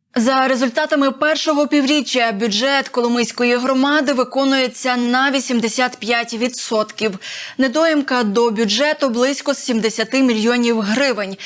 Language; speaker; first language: Ukrainian; native; Ukrainian